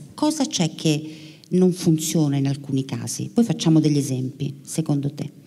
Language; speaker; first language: Italian; native; Italian